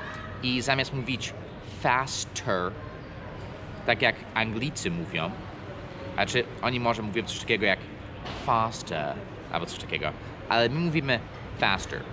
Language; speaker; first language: Polish; non-native, fluent; English